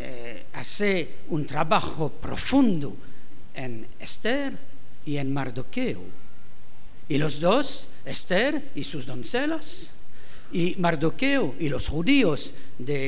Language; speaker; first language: Spanish; non-native, fluent; French